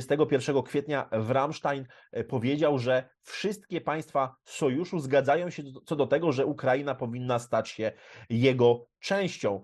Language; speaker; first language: Polish; native; Polish